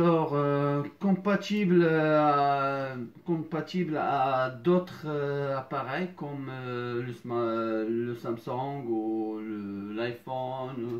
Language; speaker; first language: French; non-native, fluent; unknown